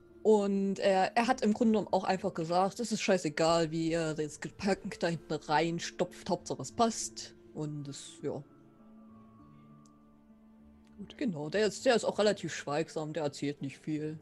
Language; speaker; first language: German; native; German